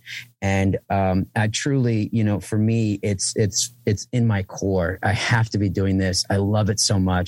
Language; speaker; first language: English; native; English